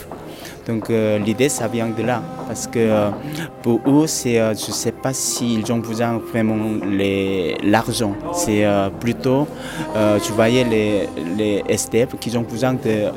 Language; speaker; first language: French; non-native, fluent; Korean